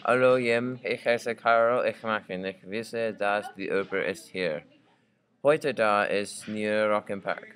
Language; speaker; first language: German; non-native, learner; English